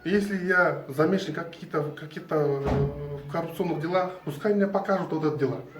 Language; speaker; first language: Russian; non-native, local second language; Kyrgyz